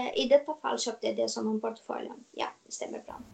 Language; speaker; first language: Swedish; non-native, fluent; Romanian